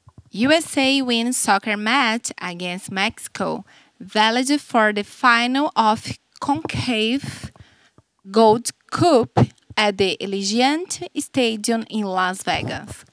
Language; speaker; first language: English; non-native, fluent; Portuguese